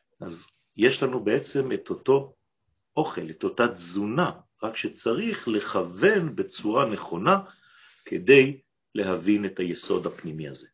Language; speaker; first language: Hebrew; non-native, fluent; French